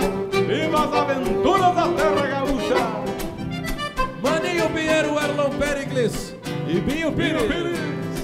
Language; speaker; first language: Portuguese; native; Portuguese